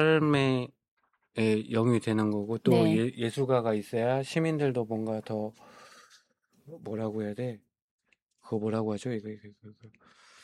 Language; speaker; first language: Korean; native; Korean